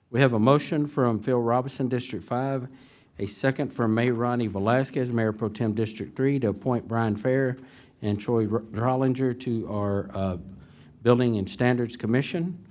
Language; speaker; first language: English; native; English